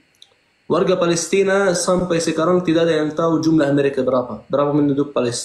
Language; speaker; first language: Indonesian; non-native, fluent; Arabic